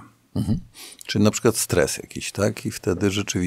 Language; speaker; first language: Polish; native; Polish